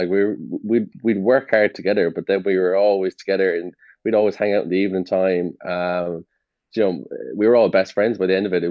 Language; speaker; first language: English; native; English